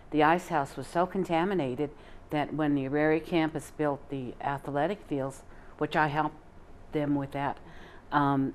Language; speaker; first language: English; native; English